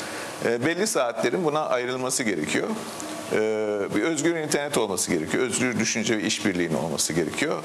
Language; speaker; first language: Turkish; native; Turkish